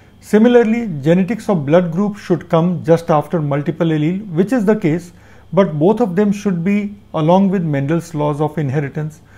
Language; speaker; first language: English; non-native, local second language; Hindi